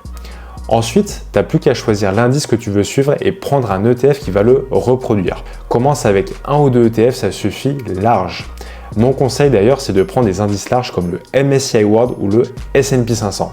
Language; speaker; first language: French; native; French